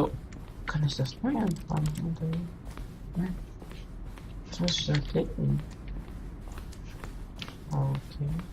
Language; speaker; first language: German; non-native, local second language; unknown